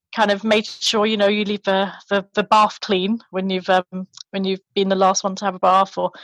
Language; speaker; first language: English; native; English